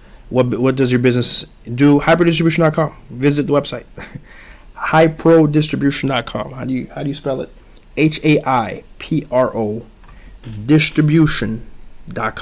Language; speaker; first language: English; early bilingual, other home language; Haitian Creole